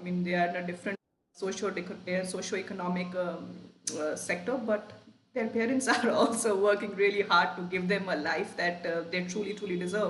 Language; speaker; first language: English; non-native, local second language; Hindi